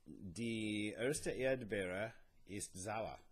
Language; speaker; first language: German; non-native, learner; English